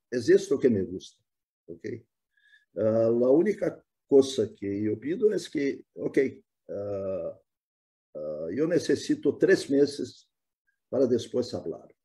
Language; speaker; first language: Spanish; non-native, fluent; Portuguese